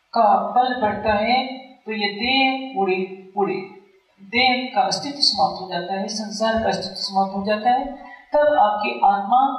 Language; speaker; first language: Hindi; native; Hindi